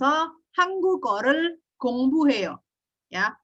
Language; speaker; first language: Korean; non-native, fluent; Indonesian